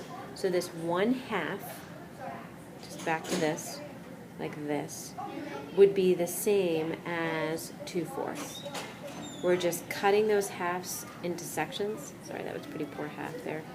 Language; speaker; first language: English; native; English